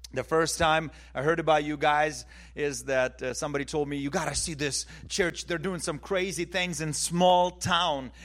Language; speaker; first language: English; early bilingual, other home language; Ukrainian